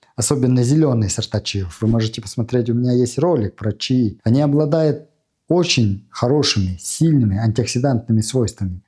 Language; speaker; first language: Russian; non-native, fluent; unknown